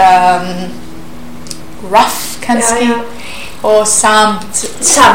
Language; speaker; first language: Icelandic; non-native, learner; English